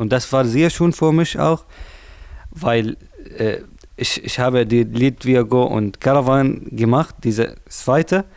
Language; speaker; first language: German; non-native, learner; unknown